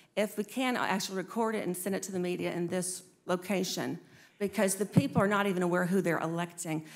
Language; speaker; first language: English; native; English